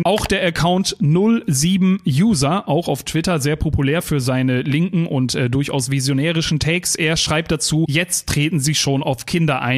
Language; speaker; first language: German; native; German